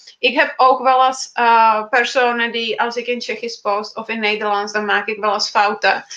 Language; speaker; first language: Dutch; non-native, fluent; Czech